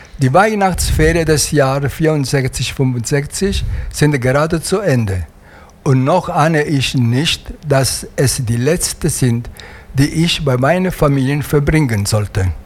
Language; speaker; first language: German; non-native, fluent; Italian